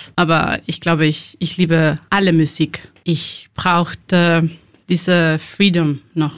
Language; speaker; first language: German; non-native, learner; Spanish